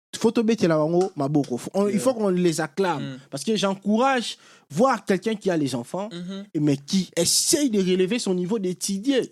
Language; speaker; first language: French; non-native, local second language; Lingala